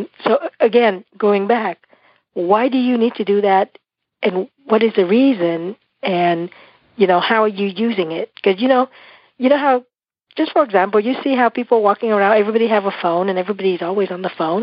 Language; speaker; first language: English; non-native, fluent; Vietnamese